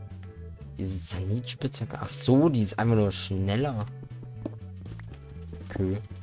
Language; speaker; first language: German; native; German